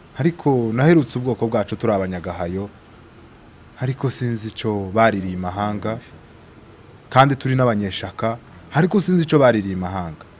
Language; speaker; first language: Kinyarwanda; native; Kinyarwanda